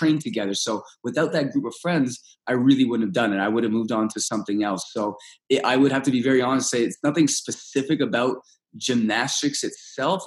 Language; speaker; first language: English; early bilingual, other home language; Russian